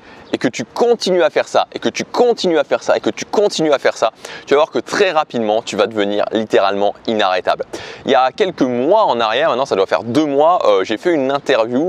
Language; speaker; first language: French; native; French